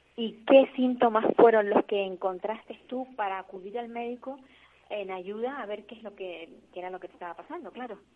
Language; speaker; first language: Spanish; native; Spanish